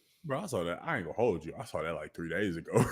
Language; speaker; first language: English; native; English